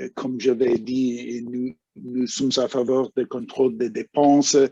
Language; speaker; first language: French; non-native, fluent; English